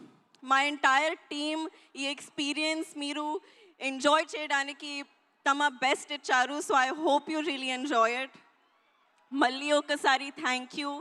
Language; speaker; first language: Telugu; non-native, learner; Hindi